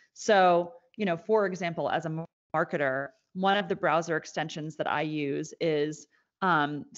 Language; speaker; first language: English; native; English